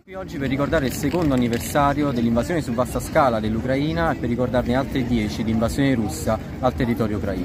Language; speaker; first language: Italian; native; Italian